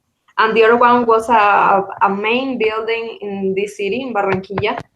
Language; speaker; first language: English; non-native, learner; Spanish